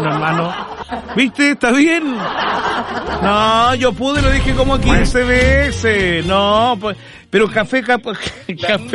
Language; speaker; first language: Spanish; native; Spanish